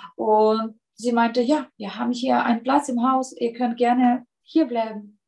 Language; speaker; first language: German; non-native, fluent; Russian